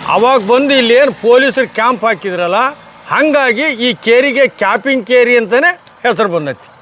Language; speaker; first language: Kannada; native; Kannada